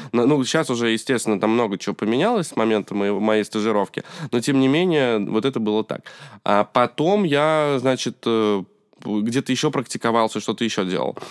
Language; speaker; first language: Russian; native; Russian